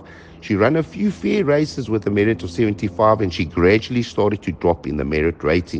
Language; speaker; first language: English; native; English